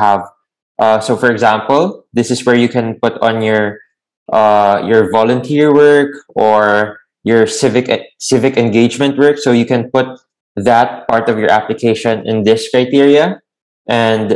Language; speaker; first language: English; non-native, local second language; Filipino